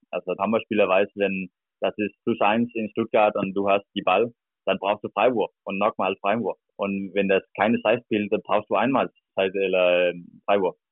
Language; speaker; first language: German; non-native, learner; Danish